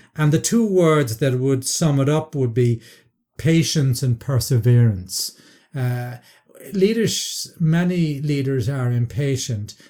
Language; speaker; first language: English; native; English